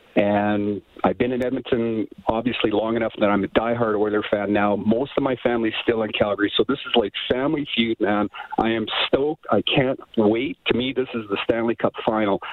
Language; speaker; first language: English; native; English